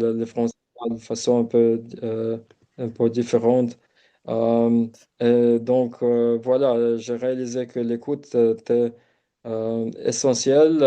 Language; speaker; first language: French; non-native, local second language; Arabic